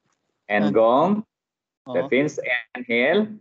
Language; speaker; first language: Swedish; non-native, fluent; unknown